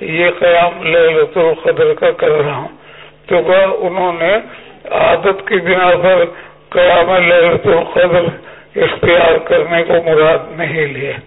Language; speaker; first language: Urdu; native; Urdu